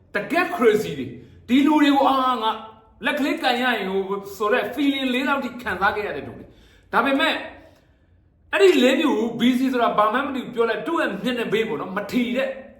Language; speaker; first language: Burmese; native; Burmese